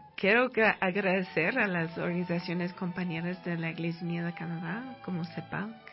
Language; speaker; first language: Spanish; non-native, fluent; English